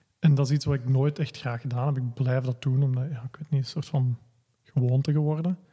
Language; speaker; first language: Dutch; native; Dutch